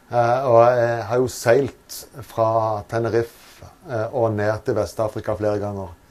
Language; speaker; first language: Norwegian; native; Norwegian